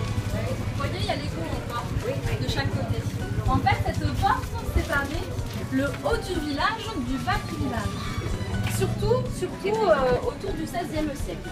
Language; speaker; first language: French; native; French